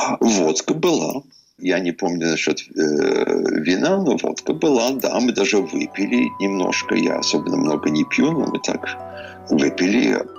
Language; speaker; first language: Russian; early bilingual, heritage; English